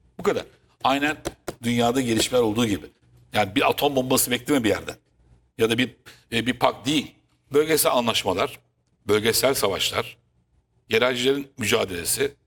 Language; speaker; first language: Turkish; native; Turkish